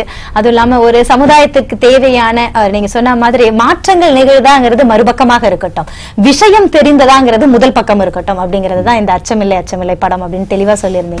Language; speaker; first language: Tamil; native; Tamil